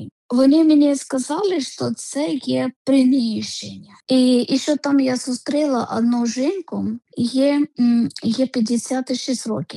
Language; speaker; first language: Ukrainian; non-native, learner; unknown